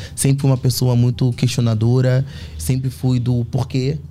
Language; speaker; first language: Portuguese; native; Portuguese